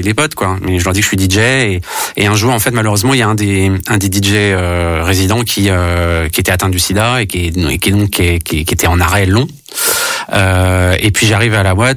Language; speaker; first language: French; native; French